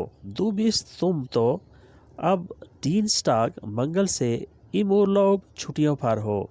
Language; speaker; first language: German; non-native, learner; Urdu